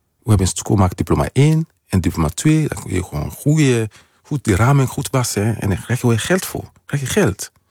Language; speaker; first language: Dutch; non-native, fluent; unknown